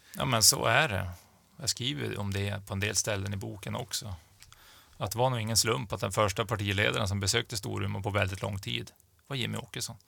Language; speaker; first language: Swedish; native; Swedish